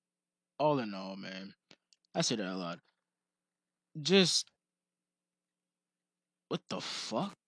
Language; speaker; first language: English; native; English